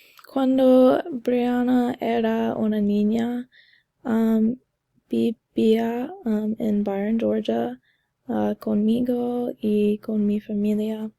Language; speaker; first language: Spanish; non-native, learner; English